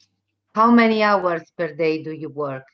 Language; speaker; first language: English; non-native, fluent; Italian